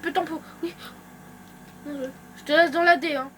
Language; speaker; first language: French; native; French